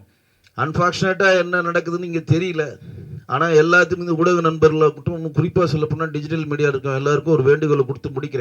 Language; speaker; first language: Tamil; native; Tamil